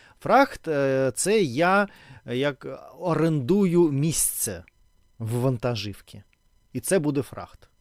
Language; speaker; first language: Ukrainian; non-native, local second language; Russian